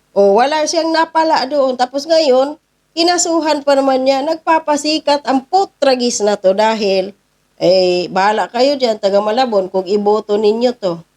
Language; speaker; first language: Filipino; non-native, local second language; Cebuano